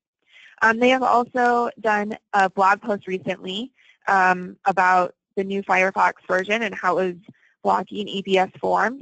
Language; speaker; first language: English; native; English